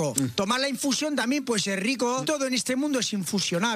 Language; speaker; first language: Spanish; native; Spanish